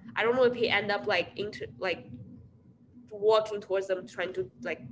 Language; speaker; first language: English; non-native, fluent; Chinese